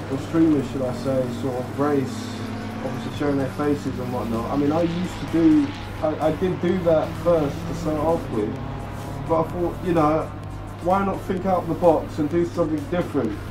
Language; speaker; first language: English; native; English